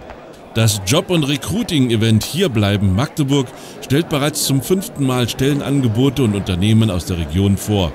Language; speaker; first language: German; native; German